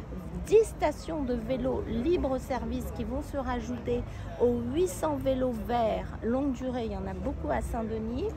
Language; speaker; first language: French; native; French